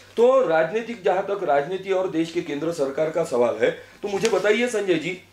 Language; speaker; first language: Hindi; non-native, local second language; Marathi